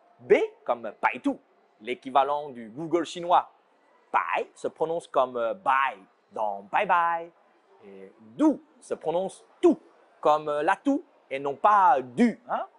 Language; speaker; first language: French; non-native, fluent; Chinese